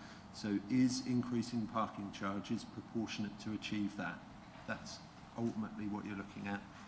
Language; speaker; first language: English; native; English